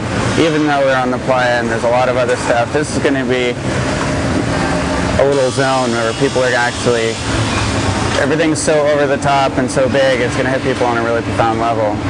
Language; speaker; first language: English; native; English